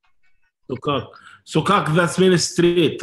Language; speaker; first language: English; non-native, learner; Arabic